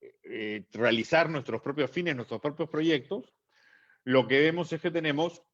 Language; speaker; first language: Spanish; native; Spanish